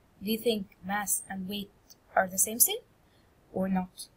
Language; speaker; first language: English; non-native, fluent; Arabic